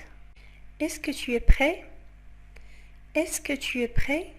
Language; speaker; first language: French; non-native, fluent; Arabic